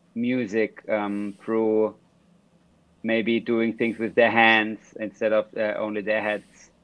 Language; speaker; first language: English; non-native, fluent; German